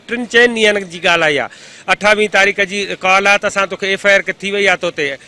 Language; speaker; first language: Sindhi; native; Sindhi